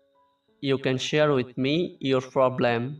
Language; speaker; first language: English; non-native, fluent; Bangla